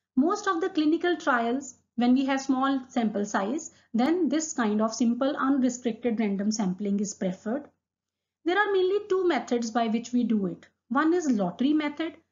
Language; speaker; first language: English; non-native, local second language; Hindi